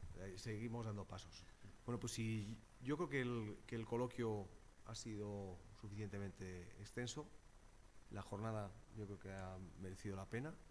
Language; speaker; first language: Spanish; native; Spanish